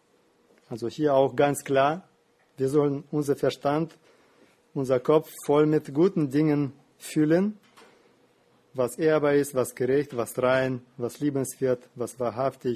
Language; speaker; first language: German; non-native, fluent; Russian